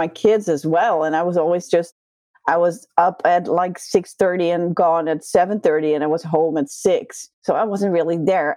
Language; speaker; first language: English; non-native, fluent; Dutch